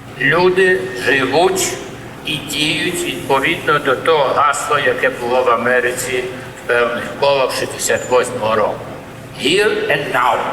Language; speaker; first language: Ukrainian; non-native, local second language; Russian